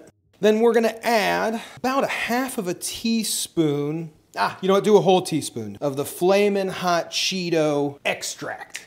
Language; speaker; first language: English; native; English